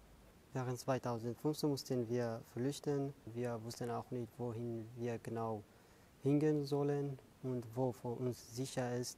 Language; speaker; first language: German; non-native, fluent; Kurdish